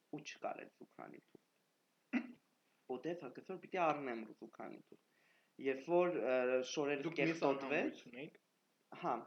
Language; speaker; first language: Armenian; native; Armenian